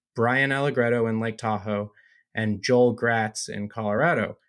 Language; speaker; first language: English; native; English